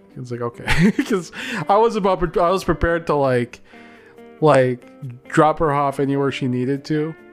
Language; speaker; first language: English; native; English